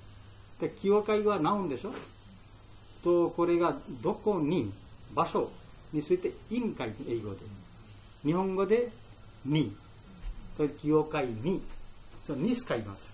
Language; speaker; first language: Japanese; non-native, learner; Bangla